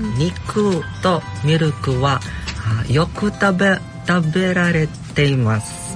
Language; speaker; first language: Japanese; non-native, learner; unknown